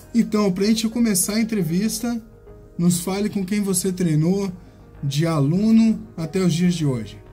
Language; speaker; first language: Portuguese; native; Portuguese